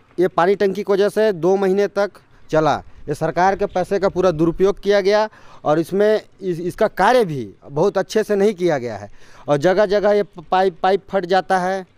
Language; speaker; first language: Hindi; native; Hindi